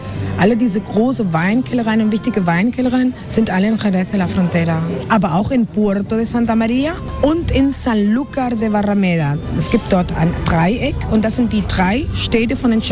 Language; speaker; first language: German; non-native, fluent; Spanish